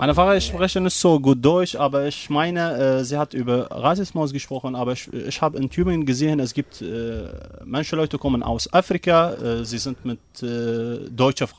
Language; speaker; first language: German; non-native, learner; Arabic